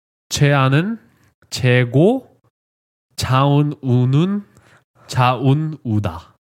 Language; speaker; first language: Korean; non-native, learner; English